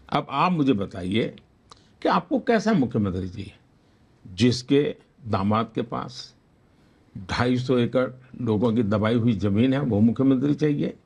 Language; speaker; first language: Hindi; non-native, local second language; Gujarati